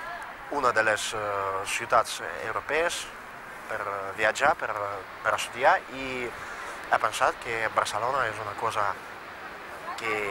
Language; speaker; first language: Catalan; non-native, fluent; Russian